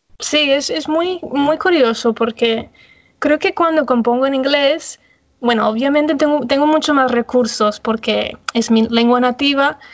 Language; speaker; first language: Spanish; non-native, fluent; English